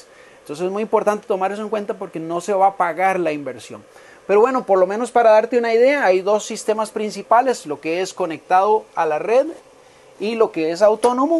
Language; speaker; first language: Spanish; native; Spanish